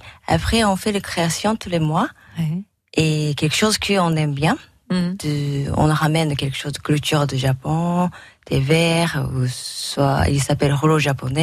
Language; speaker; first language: French; non-native, learner; Japanese